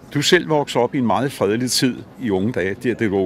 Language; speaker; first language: Danish; native; Danish